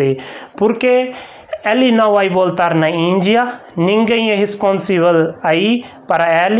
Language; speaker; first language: Portuguese; non-native, learner; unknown